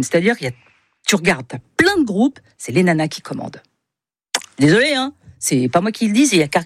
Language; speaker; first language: French; native; French